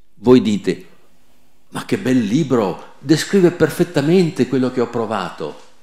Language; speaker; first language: Italian; non-native, local second language; Venetian